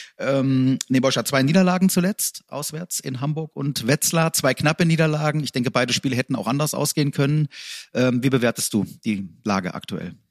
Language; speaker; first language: German; native; German